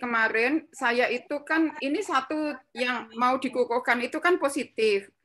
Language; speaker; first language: Indonesian; non-native, local second language; Javanese